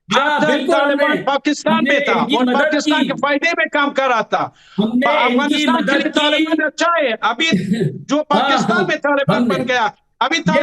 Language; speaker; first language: Hindi; non-native, fluent; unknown